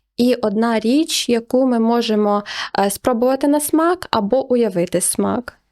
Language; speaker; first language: Ukrainian; native; Ukrainian